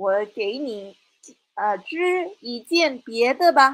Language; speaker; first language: Chinese; non-native, fluent; Malay